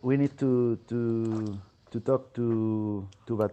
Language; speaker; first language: English; non-native, fluent; Spanish